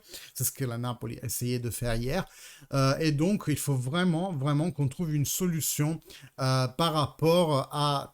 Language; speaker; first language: French; early bilingual, heritage; Italian